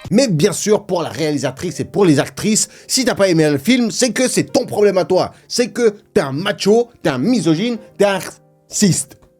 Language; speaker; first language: French; non-native, fluent; Russian